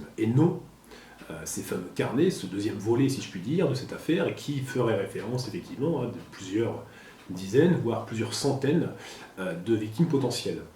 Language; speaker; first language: French; native; French